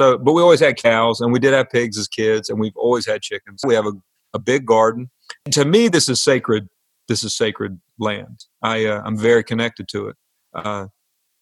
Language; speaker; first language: English; native; English